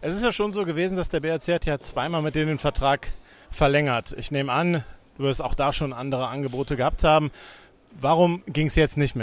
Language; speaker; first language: German; native; German